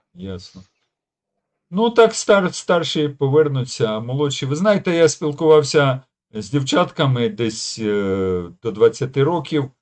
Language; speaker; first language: Ukrainian; native; Ukrainian